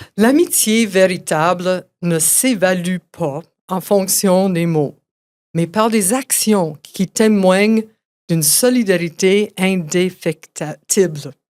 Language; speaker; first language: French; native; French